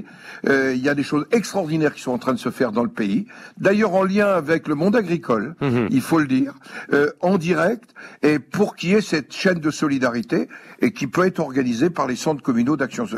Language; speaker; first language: French; native; French